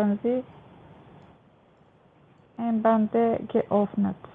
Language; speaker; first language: German; non-native, learner; Macedonian